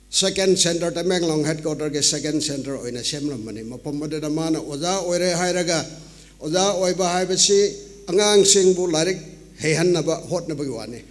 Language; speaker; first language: Manipuri; non-native, local second language; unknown